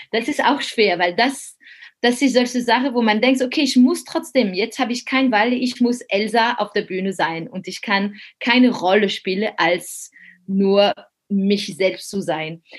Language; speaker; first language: German; non-native, fluent; French